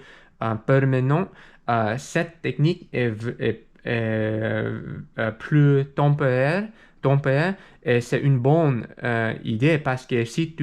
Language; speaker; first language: French; non-native, learner; English